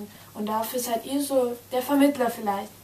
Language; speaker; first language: German; native; German